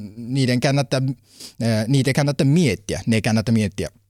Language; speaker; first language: Finnish; non-native, learner; Japanese